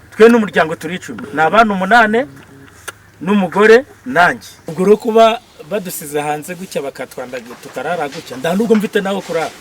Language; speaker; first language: Kinyarwanda; native; Kinyarwanda